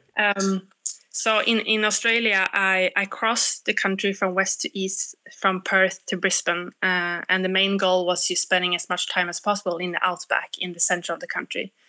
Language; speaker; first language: English; non-native, fluent; Swedish